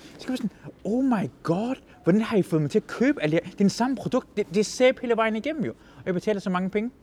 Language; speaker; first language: Danish; early bilingual, other home language; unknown